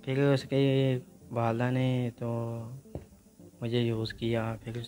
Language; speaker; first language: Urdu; non-native, local second language; Punjabi